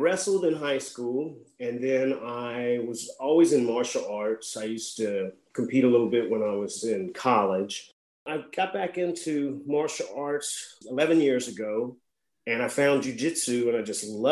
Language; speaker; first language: English; native; English